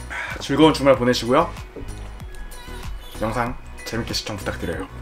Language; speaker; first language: Korean; native; Korean